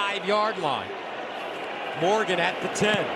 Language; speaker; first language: English; native; English